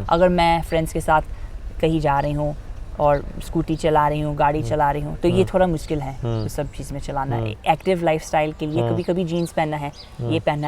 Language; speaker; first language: Hindi; non-native, fluent; English